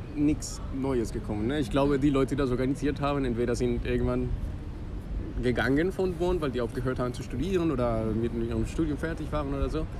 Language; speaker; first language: German; non-native, fluent; Spanish